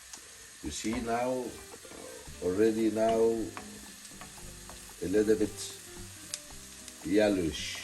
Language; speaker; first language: English; non-native, learner; Arabic